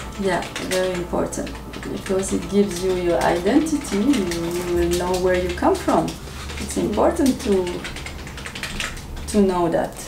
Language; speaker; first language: English; non-native, learner; Japanese